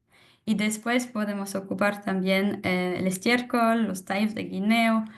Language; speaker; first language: Spanish; non-native, fluent; French